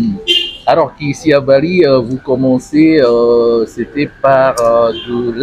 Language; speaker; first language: French; non-native, learner; Indonesian